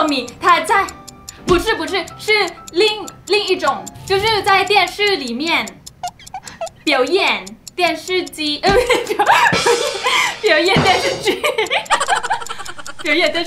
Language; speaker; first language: Chinese; non-native, learner; Thai